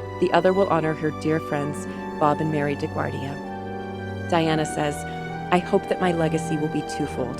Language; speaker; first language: English; native; English